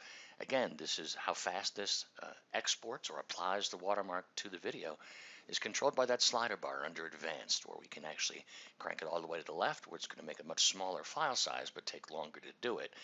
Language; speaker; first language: English; native; English